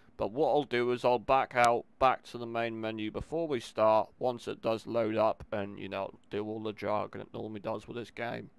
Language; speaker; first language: English; native; English